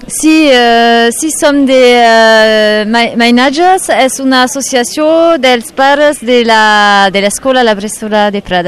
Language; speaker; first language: Catalan; non-native, fluent; French